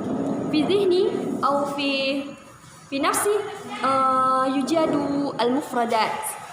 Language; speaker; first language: Arabic; non-native, learner; Indonesian